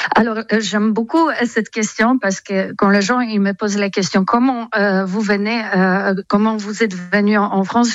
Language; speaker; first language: French; non-native, fluent; Polish